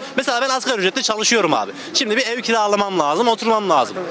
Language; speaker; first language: Turkish; native; Turkish